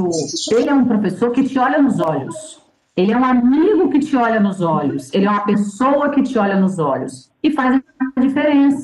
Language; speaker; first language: Portuguese; native; Portuguese